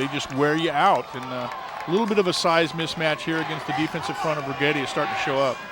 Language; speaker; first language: English; native; English